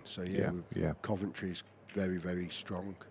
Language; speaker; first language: English; native; English